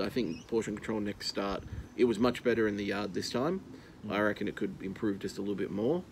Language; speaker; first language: English; native; English